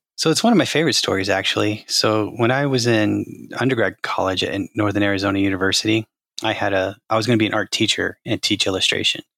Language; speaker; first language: English; native; English